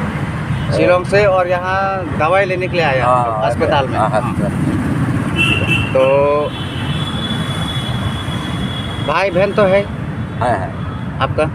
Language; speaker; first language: Hindi; non-native, local second language; Assamese